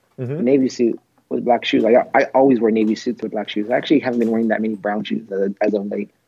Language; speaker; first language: English; native; English